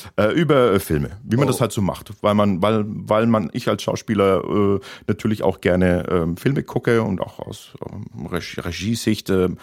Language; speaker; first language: German; native; German